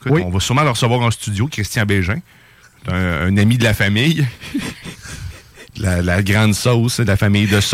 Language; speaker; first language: French; native; French